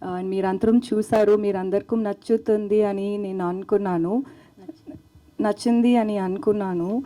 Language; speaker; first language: Telugu; non-native, learner; Tamil